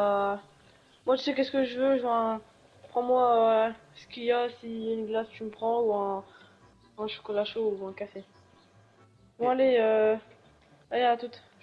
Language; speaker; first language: French; native; French